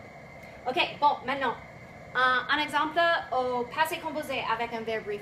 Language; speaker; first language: French; non-native, fluent; English